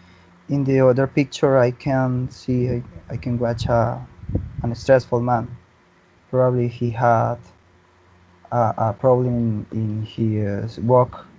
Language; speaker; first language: English; non-native, learner; Spanish